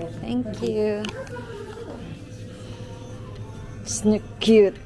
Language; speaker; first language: English; non-native, learner; Filipino